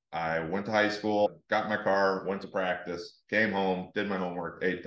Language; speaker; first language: English; native; English